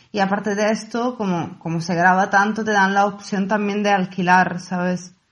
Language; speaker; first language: Spanish; non-native, fluent; Italian